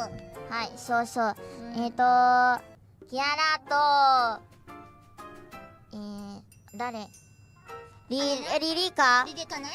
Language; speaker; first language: Japanese; non-native, learner; Indonesian